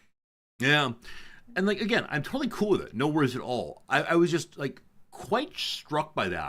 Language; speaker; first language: English; native; English